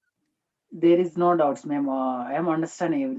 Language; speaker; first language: English; non-native, learner; Telugu